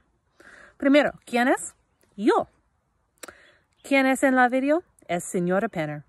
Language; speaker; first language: Spanish; non-native, fluent; English